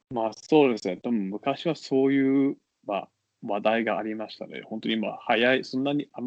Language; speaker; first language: Japanese; non-native, fluent; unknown